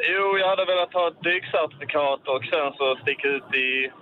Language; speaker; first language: Swedish; non-native, fluent; Italian